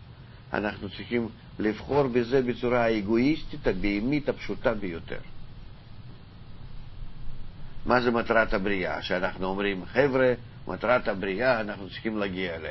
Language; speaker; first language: Hebrew; non-native, fluent; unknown